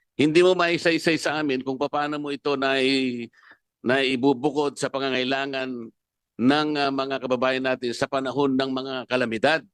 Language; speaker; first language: Filipino; non-native, local second language; Pampanga